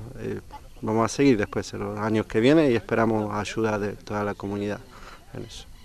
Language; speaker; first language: Spanish; non-native, fluent; Polish